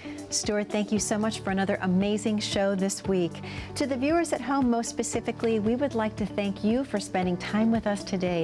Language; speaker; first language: English; native; English